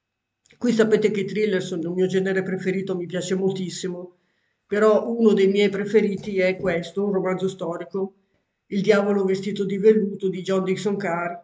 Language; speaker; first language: Italian; native; Italian